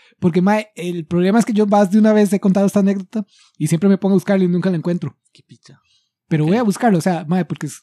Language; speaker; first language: Spanish; native; Spanish